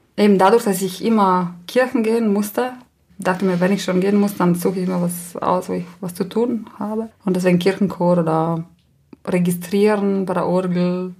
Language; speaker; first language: German; non-native, local second language; Ladin